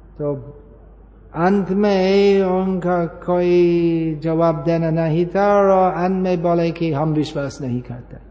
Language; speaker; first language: Hindi; non-native, fluent; English